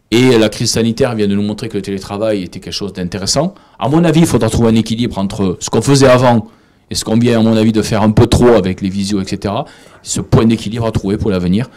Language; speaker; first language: French; native; French